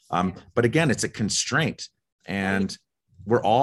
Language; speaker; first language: English; native; English